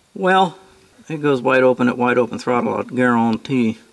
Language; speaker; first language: English; native; English